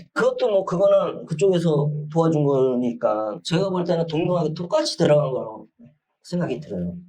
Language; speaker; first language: Korean; native; Korean